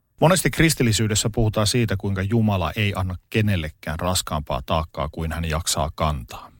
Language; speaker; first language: Finnish; native; Finnish